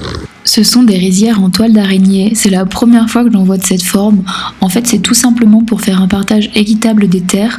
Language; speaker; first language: French; native; French